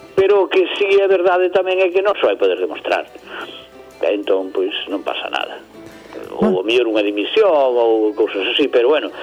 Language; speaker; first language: Galician; native; Galician